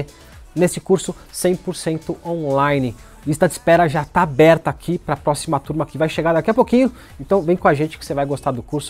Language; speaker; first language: Portuguese; native; Portuguese